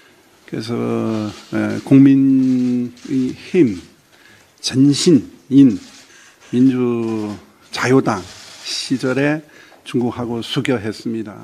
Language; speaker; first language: Korean; non-native, fluent; Chinese